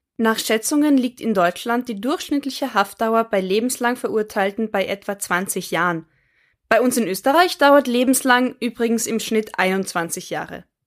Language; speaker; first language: German; native; German